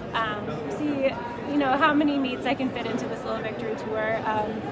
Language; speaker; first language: English; native; English